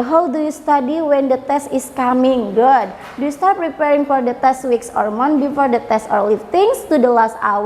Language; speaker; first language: English; non-native, learner; Indonesian